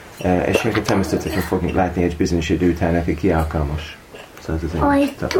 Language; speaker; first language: Hungarian; non-native, learner; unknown